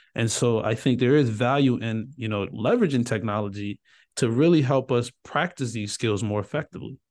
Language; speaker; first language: English; early bilingual, other home language; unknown